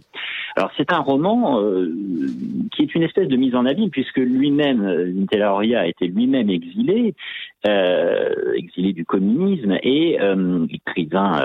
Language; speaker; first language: French; native; French